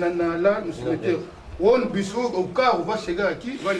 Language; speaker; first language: Portuguese; non-native, learner; Lingala